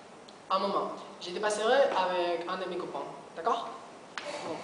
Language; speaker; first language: French; non-native, learner; Spanish